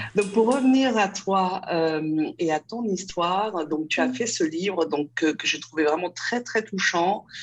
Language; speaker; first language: French; early bilingual, other home language; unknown